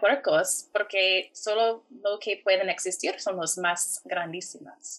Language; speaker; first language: Spanish; non-native, fluent; English